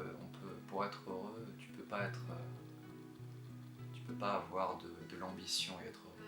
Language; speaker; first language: French; native; French